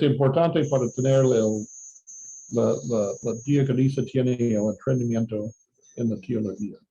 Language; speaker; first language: Spanish; non-native, fluent; English